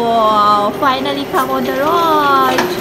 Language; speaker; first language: English; non-native, learner; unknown